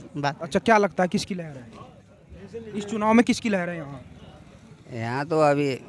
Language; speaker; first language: Hindi; native; Hindi